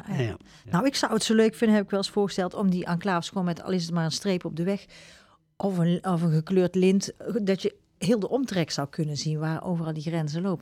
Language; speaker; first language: Dutch; native; Dutch